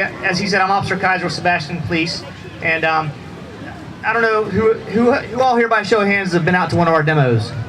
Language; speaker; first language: English; native; English